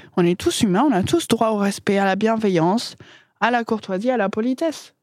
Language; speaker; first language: French; non-native, fluent; English